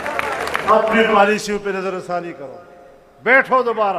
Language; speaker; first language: Urdu; non-native, local second language; Pashto